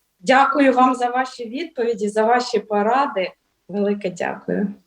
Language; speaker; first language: Ukrainian; native; Ukrainian